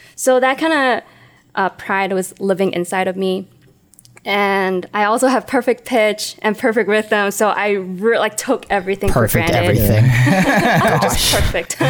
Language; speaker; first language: English; non-native, local second language; Cantonese